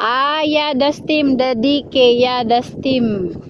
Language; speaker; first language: German; non-native, learner; Cebuano